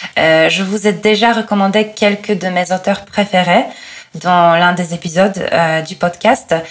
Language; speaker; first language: French; non-native, fluent; Polish